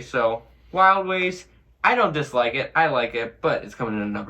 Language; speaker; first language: English; native; English